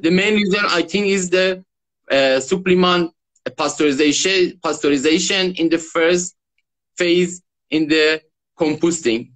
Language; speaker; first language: English; non-native, learner; Persian